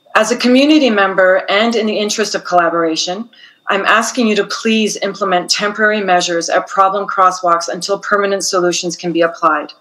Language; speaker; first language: English; native; English